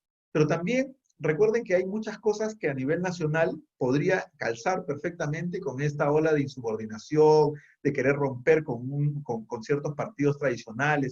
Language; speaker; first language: Spanish; native; Spanish